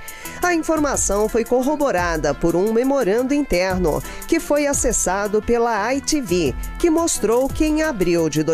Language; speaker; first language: Portuguese; native; Portuguese